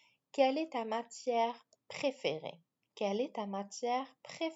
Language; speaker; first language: French; non-native, fluent; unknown